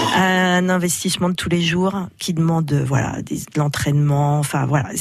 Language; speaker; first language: French; native; French